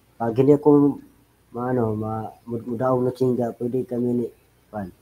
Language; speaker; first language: Filipino; non-native, local second language; Cebuano